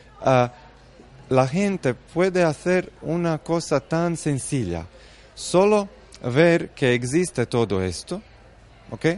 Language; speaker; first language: Spanish; non-native, fluent; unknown